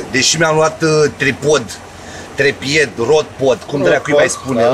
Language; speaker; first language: Romanian; native; Romanian